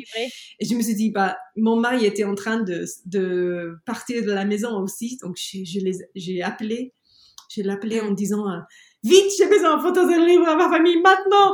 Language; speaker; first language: French; non-native, learner; English